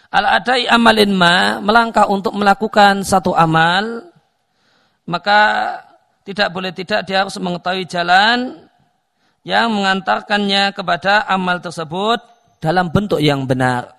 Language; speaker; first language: Indonesian; native; Indonesian